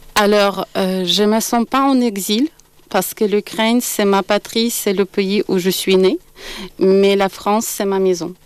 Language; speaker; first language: French; non-native, fluent; Ukrainian